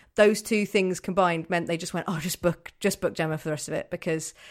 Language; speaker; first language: English; native; English